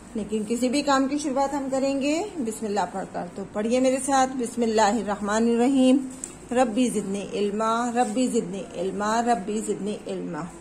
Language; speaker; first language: Hindi; native; Hindi